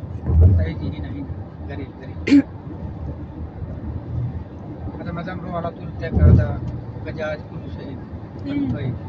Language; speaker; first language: Arabic; non-native, learner; Hindi